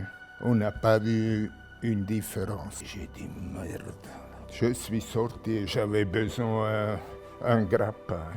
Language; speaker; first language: French; non-native, local second language; German